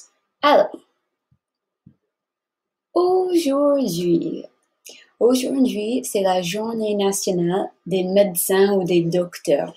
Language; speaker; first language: French; non-native, fluent; English